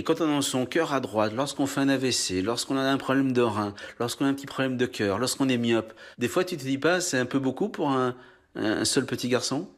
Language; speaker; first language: French; native; French